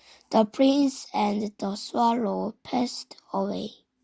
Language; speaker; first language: English; non-native, learner; Korean